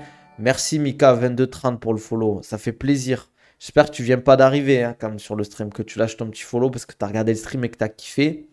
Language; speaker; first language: French; native; French